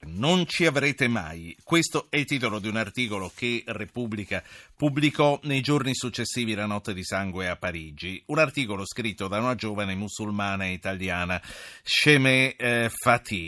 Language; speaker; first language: Italian; native; Italian